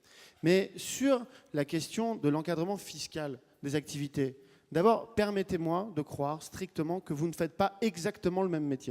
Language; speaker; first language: French; native; French